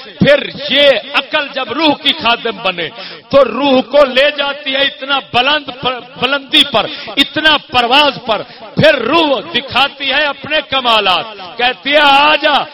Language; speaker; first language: Urdu; non-native, local second language; Punjabi